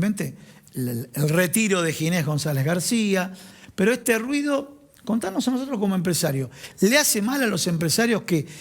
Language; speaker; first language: Spanish; native; Spanish